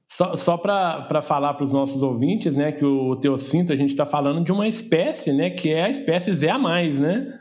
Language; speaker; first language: Portuguese; native; Portuguese